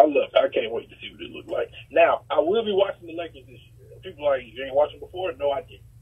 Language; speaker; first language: English; native; English